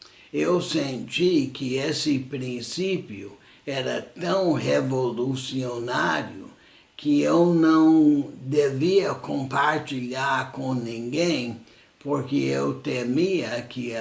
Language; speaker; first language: Portuguese; non-native, fluent; English